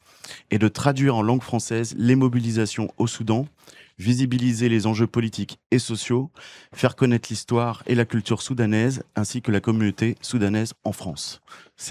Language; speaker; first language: French; native; French